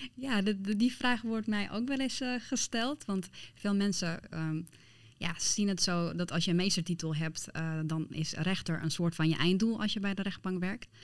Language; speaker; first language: Dutch; early bilingual, other home language; Persian